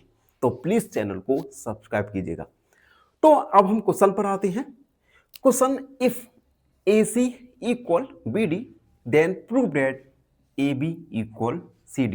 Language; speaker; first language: Hindi; native; Hindi